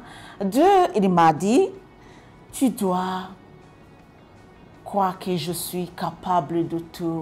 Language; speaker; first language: French; non-native, local second language; Kinyarwanda